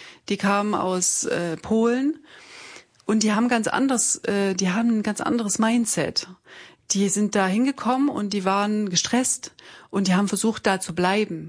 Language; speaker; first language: German; native; German